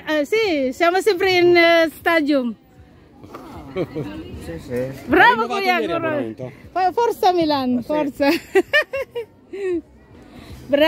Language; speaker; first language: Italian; non-native, learner; Filipino